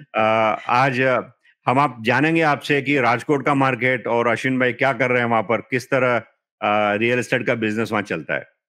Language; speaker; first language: Hindi; non-native, local second language; Marathi